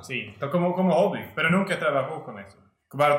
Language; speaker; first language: Spanish; non-native, learner; Swedish